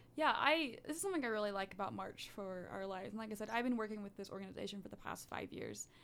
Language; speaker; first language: English; early bilingual, other home language; Dutch